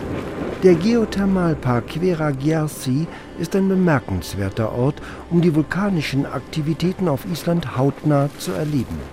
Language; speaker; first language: German; native; German